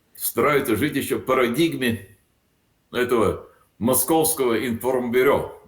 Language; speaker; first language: Russian; non-native, local second language; Latvian